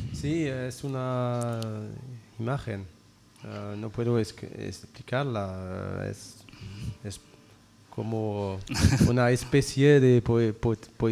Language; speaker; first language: Spanish; non-native, learner; French